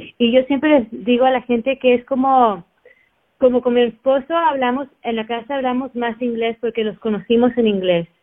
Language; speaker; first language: Spanish; early bilingual, heritage; Spanish